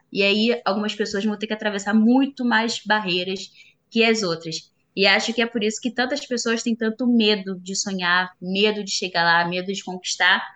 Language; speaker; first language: Portuguese; native; Portuguese